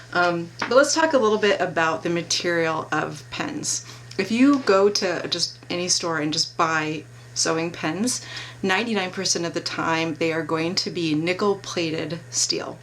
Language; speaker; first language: English; native; English